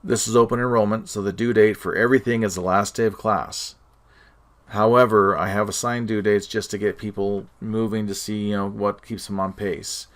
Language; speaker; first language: English; native; English